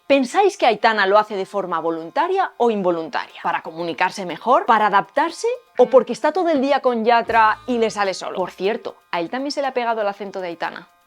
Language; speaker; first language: Spanish; native; Spanish